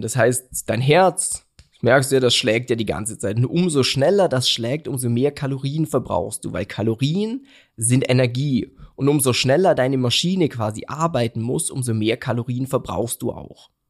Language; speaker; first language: German; native; German